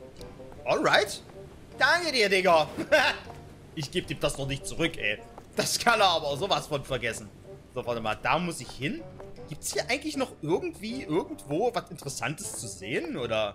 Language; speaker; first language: German; native; German